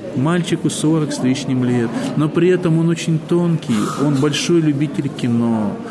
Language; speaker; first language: Russian; native; Russian